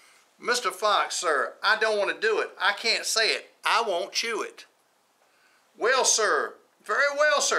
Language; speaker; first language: English; native; English